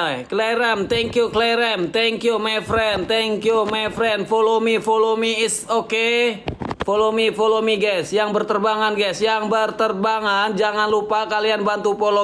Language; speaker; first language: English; non-native, learner; Indonesian